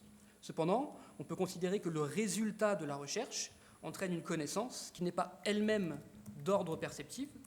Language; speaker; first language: French; native; French